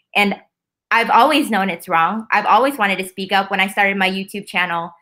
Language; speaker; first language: English; native; English